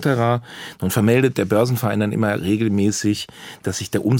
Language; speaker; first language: German; native; German